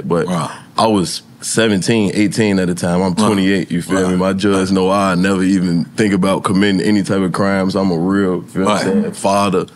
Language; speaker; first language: English; native; English